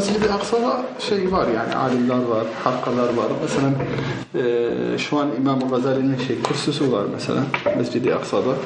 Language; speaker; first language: Turkish; non-native, fluent; Arabic